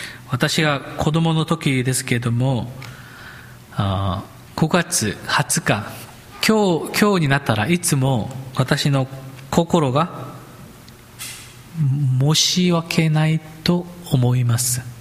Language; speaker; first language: Japanese; non-native, fluent; Korean